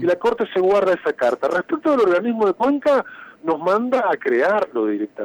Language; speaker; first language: Spanish; native; Spanish